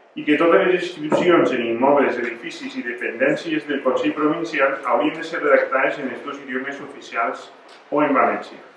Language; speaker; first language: Spanish; non-native, local second language; Catalan